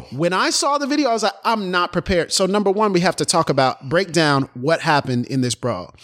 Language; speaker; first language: English; native; English